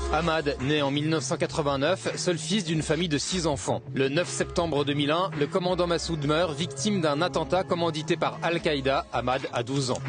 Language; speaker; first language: French; native; French